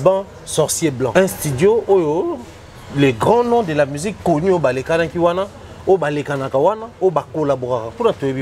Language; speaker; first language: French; non-native, local second language; Lingala